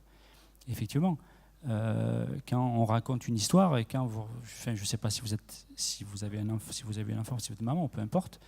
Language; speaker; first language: French; native; French